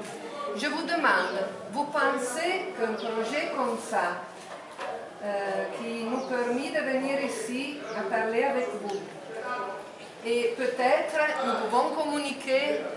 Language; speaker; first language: French; non-native, fluent; Italian